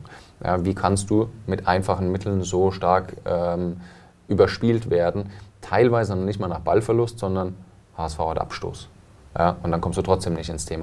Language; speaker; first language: German; native; German